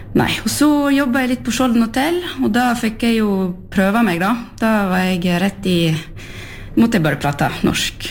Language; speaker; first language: Norwegian; early bilingual, heritage; French